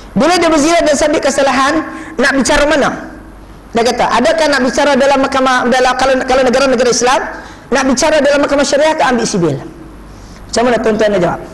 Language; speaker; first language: Malay; non-native, local second language; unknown